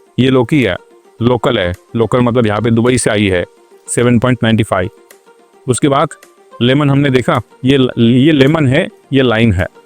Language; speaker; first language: Hindi; non-native, local second language; Marathi